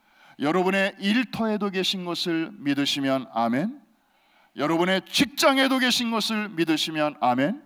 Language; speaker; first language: Korean; native; Korean